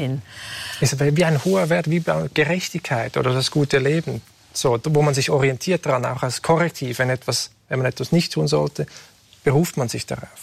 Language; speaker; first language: German; native; German